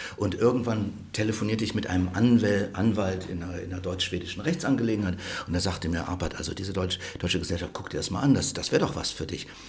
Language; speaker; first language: German; native; German